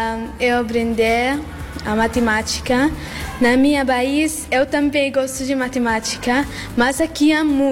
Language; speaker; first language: Portuguese; non-native, learner; Arabic